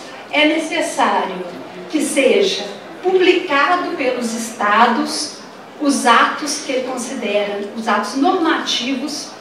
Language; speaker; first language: Portuguese; native; Portuguese